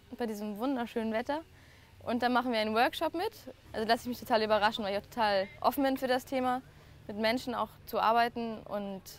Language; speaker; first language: German; native; German